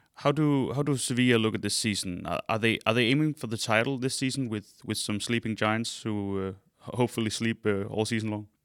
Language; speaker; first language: English; non-native, fluent; Danish